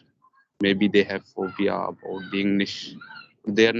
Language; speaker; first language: English; non-native, learner; Hindi